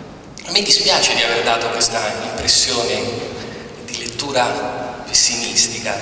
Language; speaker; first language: Italian; native; Italian